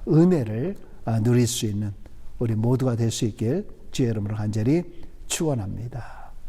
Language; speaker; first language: Korean; native; Korean